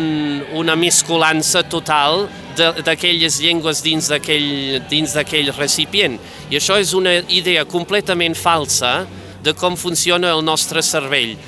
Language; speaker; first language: Catalan; non-native, fluent; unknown